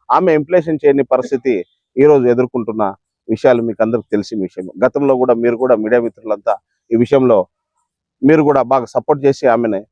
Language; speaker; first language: Telugu; non-native, local second language; Lambadi